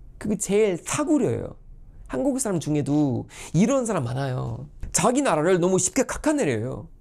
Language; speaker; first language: Korean; non-native, fluent; Swedish